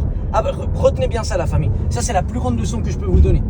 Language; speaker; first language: French; native; French